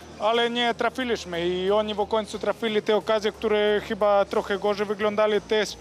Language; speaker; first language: Polish; non-native, learner; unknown